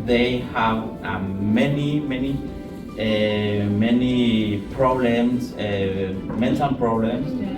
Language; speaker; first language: English; non-native, learner; Spanish